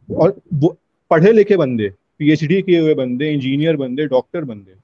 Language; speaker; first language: Hindi; native; Hindi